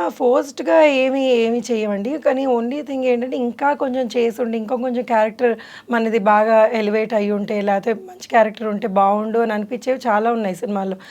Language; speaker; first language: Telugu; native; Telugu